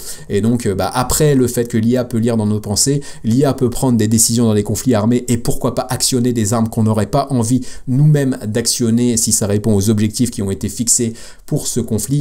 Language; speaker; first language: French; native; French